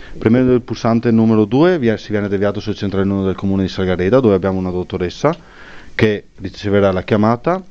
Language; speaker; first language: Italian; native; Italian